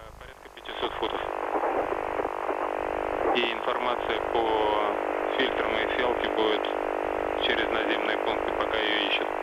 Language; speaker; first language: Russian; native; Russian